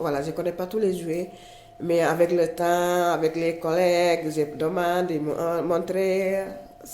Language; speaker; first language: French; non-native, learner; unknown